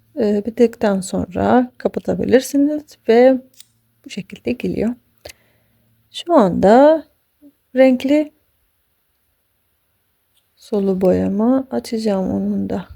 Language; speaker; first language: Turkish; non-native, fluent; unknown